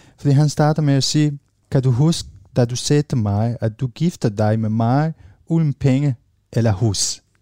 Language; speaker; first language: Danish; non-native, fluent; Arabic